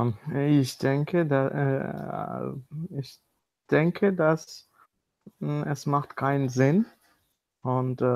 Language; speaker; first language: German; non-native, learner; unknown